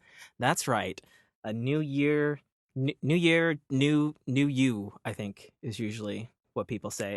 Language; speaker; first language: English; native; English